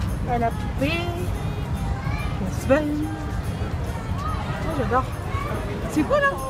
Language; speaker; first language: French; native; French